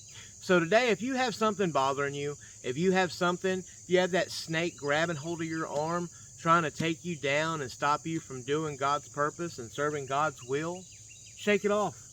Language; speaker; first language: English; native; English